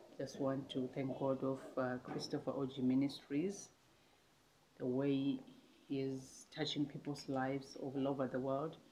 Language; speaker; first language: English; non-native, local second language; Shona